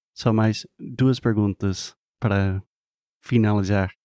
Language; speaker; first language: Portuguese; non-native, fluent; English